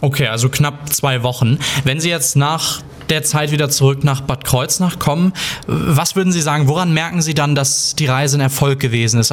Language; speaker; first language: German; native; German